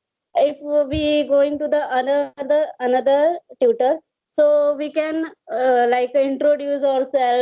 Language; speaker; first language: English; non-native, learner; Hindi